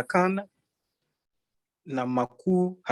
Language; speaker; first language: Indonesian; non-native, learner; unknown